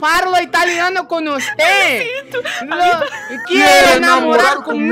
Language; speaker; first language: Spanish; non-native, learner; Portuguese